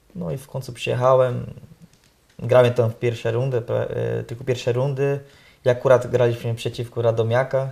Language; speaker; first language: Polish; non-native, learner; Portuguese